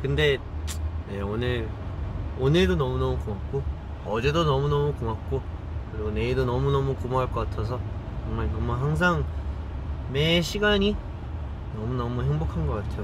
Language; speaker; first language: Korean; early bilingual, heritage; Korean